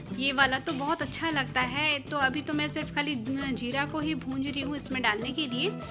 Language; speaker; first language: Hindi; non-native, local second language; Bangla